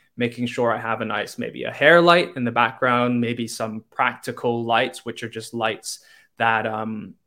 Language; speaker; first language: English; non-native, local second language; Cantonese